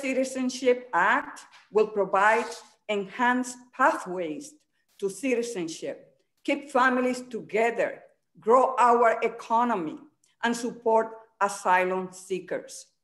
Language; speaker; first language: English; early bilingual, other home language; Spanish